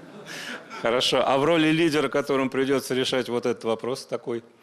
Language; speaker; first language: Russian; native; Russian